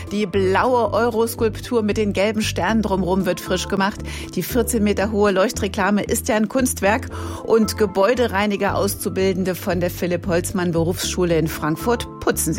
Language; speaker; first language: German; native; German